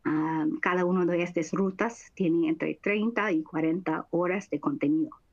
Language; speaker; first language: Spanish; non-native, fluent; English